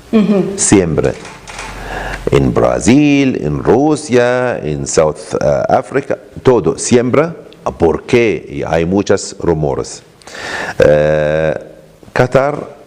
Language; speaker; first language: Spanish; non-native, learner; Arabic